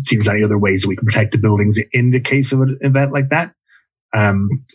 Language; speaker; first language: English; native; English